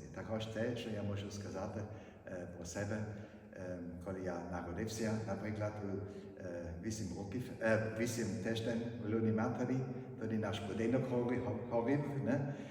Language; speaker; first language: Ukrainian; non-native, fluent; German